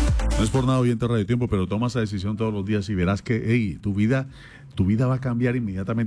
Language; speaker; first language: Spanish; native; Spanish